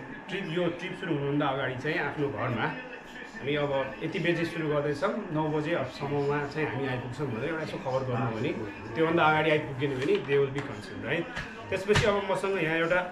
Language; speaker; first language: Nepali; native; Nepali